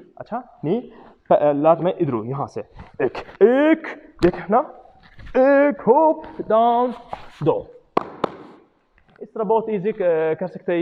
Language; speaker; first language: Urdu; non-native, learner; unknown